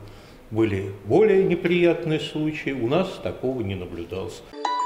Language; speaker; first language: Russian; native; Russian